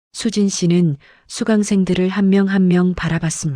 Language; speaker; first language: Korean; native; Korean